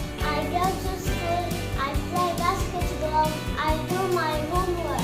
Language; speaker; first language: English; non-native, learner; Arabic